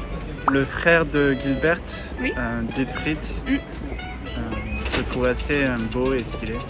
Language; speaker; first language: French; native; French